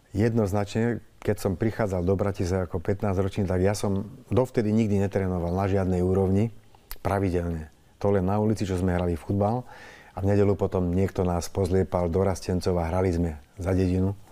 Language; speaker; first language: Slovak; native; Slovak